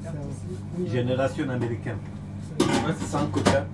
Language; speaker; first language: French; non-native, learner; Turkish